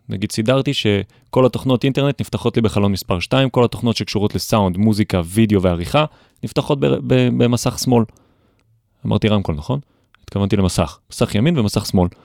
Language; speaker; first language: Hebrew; native; Hebrew